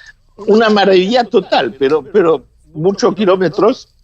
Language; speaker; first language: Spanish; non-native, fluent; French